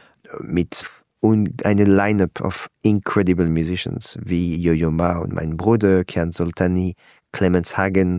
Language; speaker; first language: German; non-native, learner; French